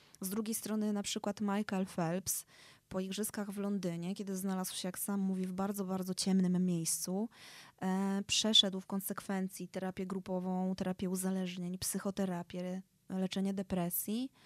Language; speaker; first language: Polish; native; Polish